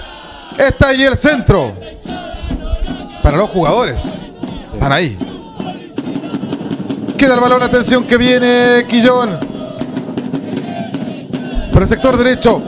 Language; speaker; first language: Spanish; native; Spanish